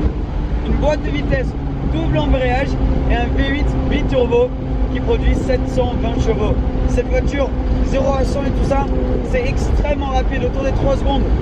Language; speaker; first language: French; native; French